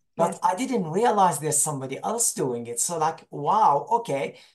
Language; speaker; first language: English; non-native, fluent; Arabic